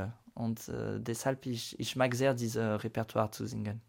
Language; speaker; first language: German; non-native, fluent; French